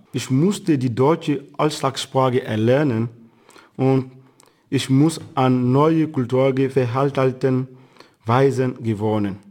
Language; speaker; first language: German; non-native, fluent; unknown